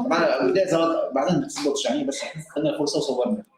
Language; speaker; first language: Arabic; native; Arabic